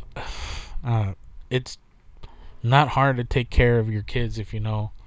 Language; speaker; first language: English; native; English